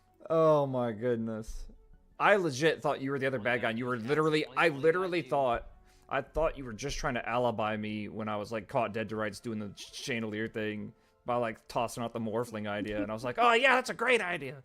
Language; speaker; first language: English; native; English